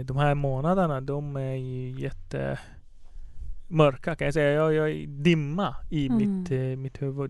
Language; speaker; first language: Swedish; non-native, fluent; Arabic